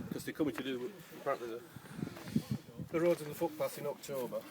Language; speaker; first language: English; native; English